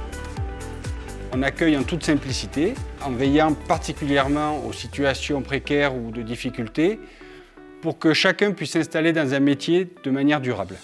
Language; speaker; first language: French; native; French